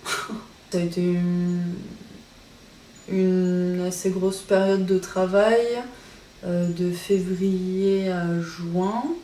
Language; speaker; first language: French; native; French